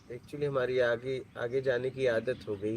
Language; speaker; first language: Hindi; native; Hindi